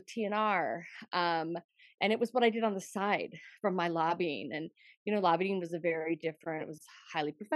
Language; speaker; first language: English; native; English